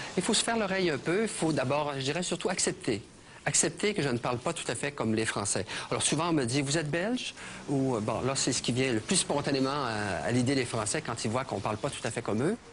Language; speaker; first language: French; native; French